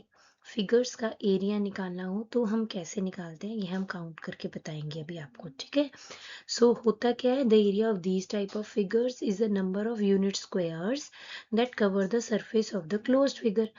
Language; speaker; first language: Hindi; native; Hindi